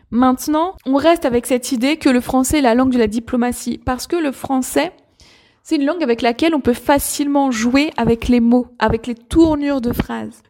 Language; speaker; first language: French; native; French